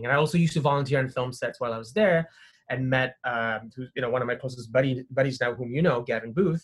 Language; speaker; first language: English; non-native, local second language; Tamil